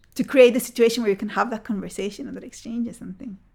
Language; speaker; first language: English; early bilingual, other home language; Spanish